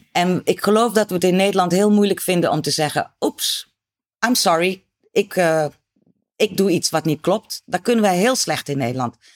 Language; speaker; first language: Dutch; native; Dutch